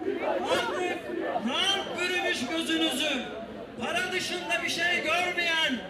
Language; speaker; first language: Turkish; native; Turkish